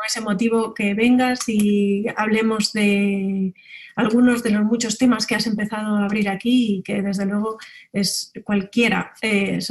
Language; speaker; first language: Spanish; native; Spanish